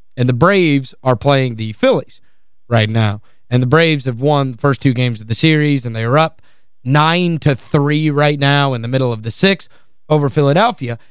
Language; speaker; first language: English; native; English